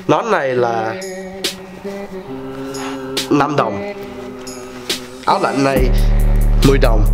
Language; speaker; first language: Vietnamese; early bilingual, heritage; Vietnamese